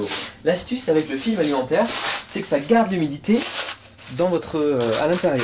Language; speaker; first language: French; native; French